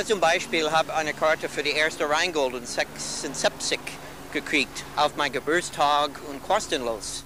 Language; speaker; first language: German; non-native, fluent; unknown